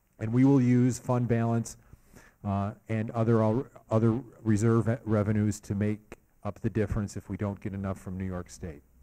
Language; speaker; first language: English; native; English